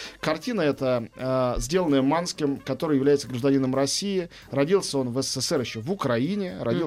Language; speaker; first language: Russian; native; Russian